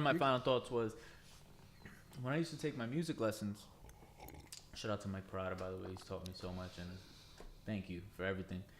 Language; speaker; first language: English; native; English